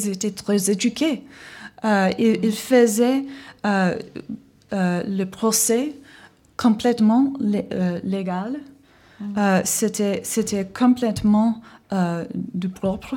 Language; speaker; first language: French; non-native, learner; English